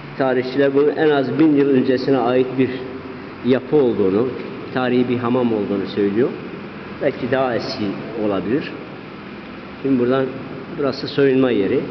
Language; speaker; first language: Turkish; non-native, local second language; Zaza